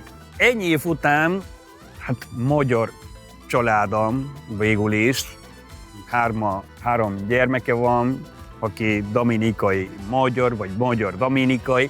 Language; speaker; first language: Hungarian; non-native, fluent; Spanish